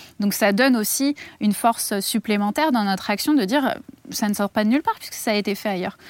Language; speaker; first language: French; native; French